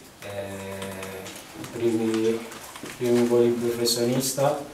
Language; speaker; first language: Italian; non-native, fluent; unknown